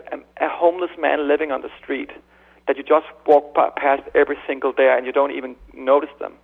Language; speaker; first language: English; non-native, fluent; Danish